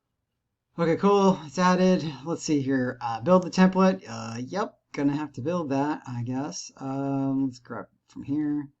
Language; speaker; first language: English; native; English